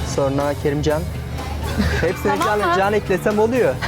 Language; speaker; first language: Turkish; native; Turkish